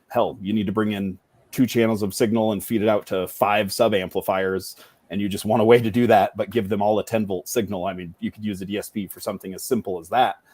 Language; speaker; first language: English; native; English